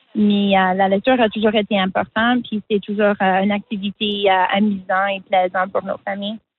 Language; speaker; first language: French; non-native, local second language; English